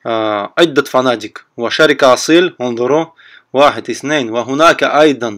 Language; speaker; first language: Arabic; non-native, learner; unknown